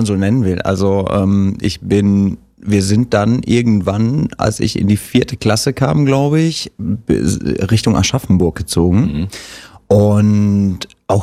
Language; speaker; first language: German; native; German